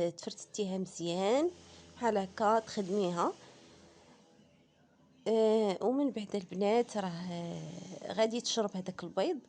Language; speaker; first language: Arabic; native; Arabic